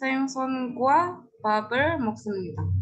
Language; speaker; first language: Korean; non-native, learner; Indonesian